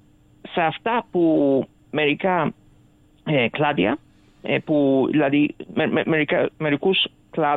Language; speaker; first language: Greek; early bilingual, other home language; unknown